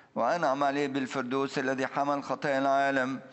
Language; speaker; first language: Arabic; native; Arabic